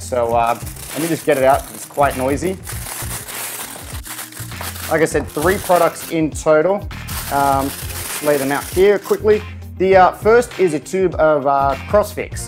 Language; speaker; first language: English; native; English